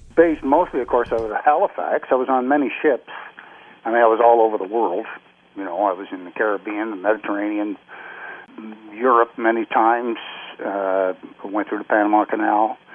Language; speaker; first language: English; native; English